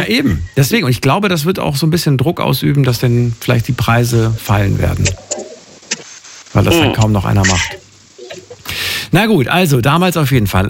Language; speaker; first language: German; native; German